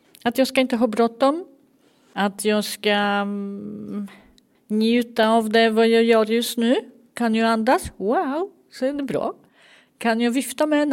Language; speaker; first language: Swedish; non-native, fluent; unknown